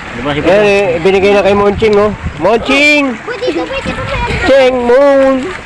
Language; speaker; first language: Filipino; native; Filipino